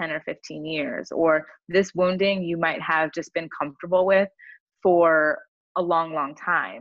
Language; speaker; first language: English; native; English